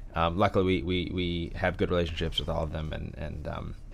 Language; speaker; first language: English; native; English